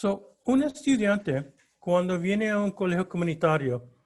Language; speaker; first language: Spanish; early bilingual, heritage; Spanish